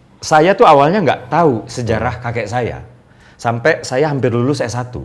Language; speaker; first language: Indonesian; native; Indonesian